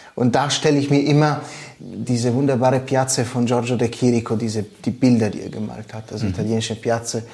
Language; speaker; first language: German; native; German